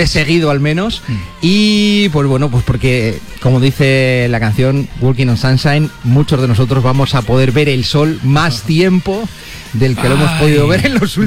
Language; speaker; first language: Spanish; native; Spanish